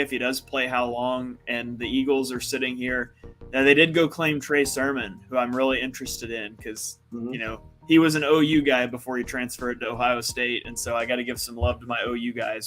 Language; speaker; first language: English; native; English